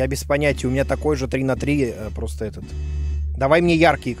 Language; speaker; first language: Russian; native; Russian